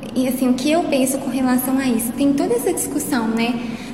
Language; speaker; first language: Portuguese; native; Portuguese